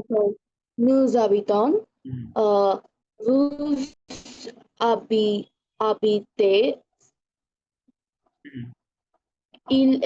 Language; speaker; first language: French; non-native, learner; Bangla